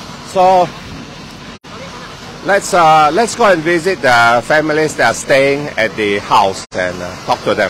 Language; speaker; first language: English; non-native, local second language; Chinese